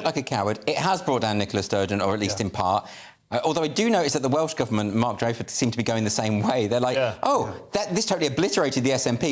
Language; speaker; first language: English; native; English